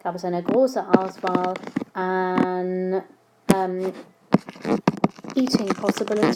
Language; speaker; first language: German; non-native, fluent; English